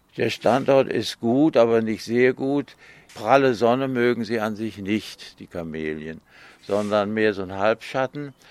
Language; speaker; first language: German; native; German